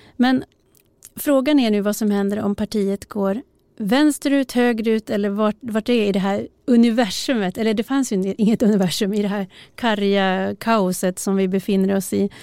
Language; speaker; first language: Swedish; native; Swedish